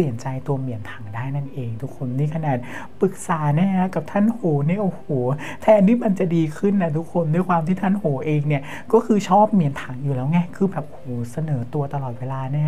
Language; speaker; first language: Thai; native; Thai